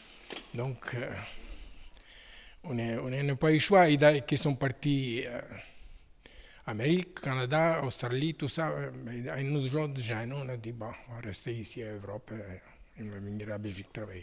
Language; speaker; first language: French; non-native, fluent; Ukrainian